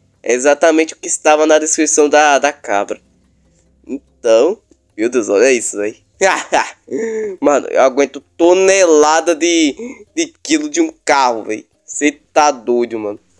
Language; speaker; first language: Portuguese; native; Portuguese